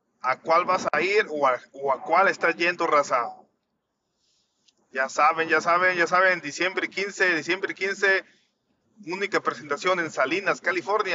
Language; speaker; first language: Spanish; native; Spanish